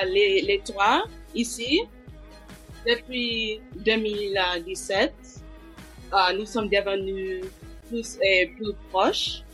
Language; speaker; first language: French; non-native, local second language; English